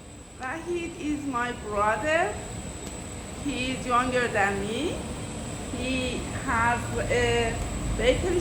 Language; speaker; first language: English; non-native, fluent; Persian